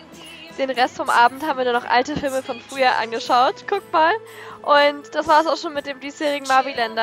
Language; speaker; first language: German; native; German